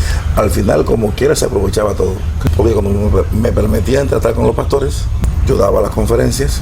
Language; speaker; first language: Spanish; native; Spanish